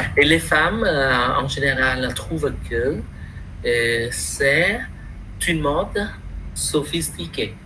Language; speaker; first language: French; non-native, fluent; Vietnamese